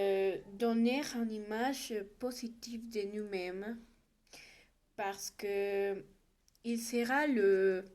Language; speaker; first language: French; non-native, learner; Spanish